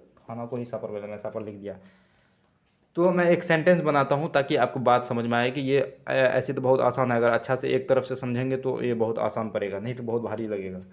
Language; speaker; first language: Hindi; native; Hindi